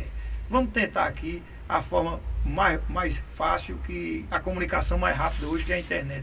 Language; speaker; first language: Portuguese; native; Portuguese